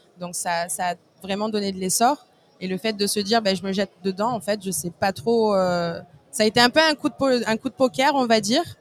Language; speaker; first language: French; native; French